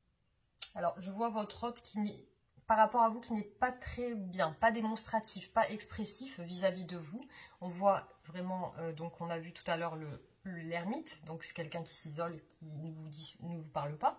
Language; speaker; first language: French; native; French